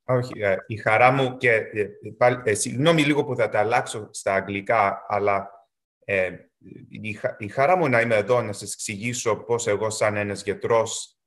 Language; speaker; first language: Greek; early bilingual, heritage; Greek